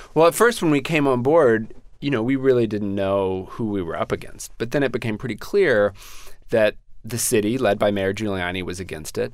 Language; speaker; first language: English; native; English